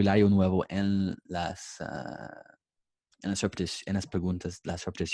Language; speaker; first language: Spanish; non-native, fluent; English